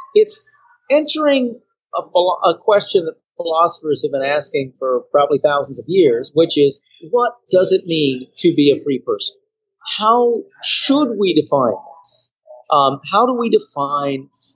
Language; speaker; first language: English; native; English